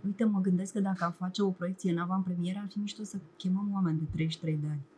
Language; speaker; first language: Romanian; native; Romanian